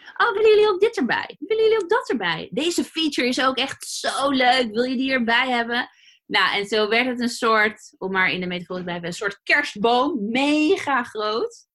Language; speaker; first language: Dutch; native; Dutch